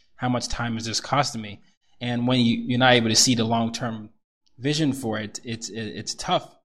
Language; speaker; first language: English; non-native, local second language; Yoruba